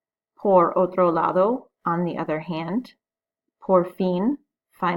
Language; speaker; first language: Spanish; non-native, fluent; English